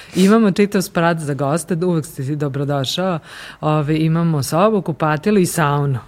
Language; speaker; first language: Serbian; native; Serbian